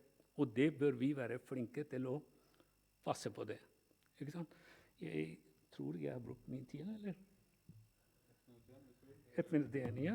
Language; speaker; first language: Norwegian; non-native, fluent; Punjabi